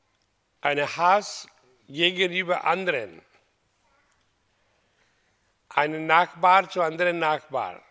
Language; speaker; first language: German; non-native, fluent; Hindi